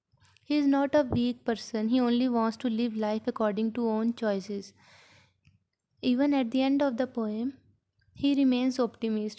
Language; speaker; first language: English; non-native, local second language; Urdu